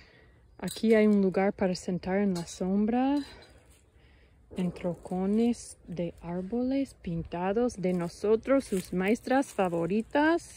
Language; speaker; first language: Spanish; non-native, learner; English